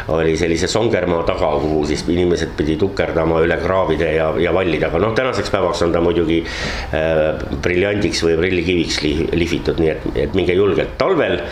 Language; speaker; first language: Estonian; native; Estonian